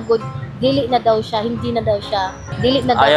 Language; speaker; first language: Filipino; non-native, local second language; Cebuano